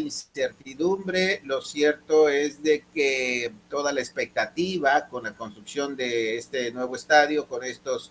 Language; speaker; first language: Spanish; native; Spanish